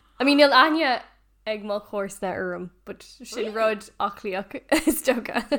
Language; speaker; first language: Irish; non-native, local second language; English